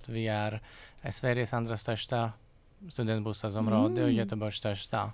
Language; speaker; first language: Swedish; non-native, fluent; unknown